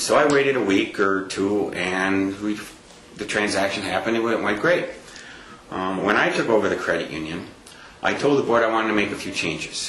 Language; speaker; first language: English; native; English